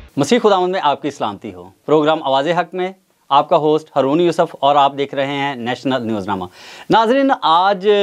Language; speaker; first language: Urdu; non-native, local second language; Punjabi